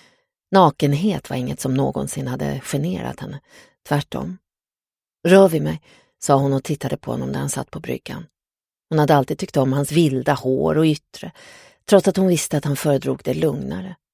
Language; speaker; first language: Swedish; native; Swedish